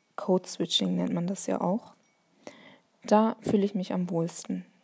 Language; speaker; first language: German; non-native, local second language; Turkish